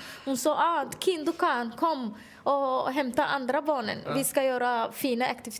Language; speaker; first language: Swedish; non-native, learner; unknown